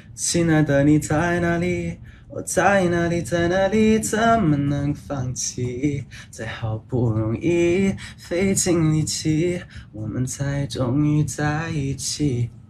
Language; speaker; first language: Chinese; early bilingual, heritage; Chinese